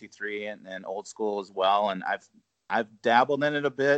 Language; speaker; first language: English; native; English